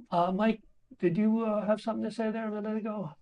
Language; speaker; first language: English; native; English